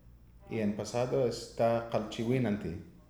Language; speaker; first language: Spanish; non-native, learner; English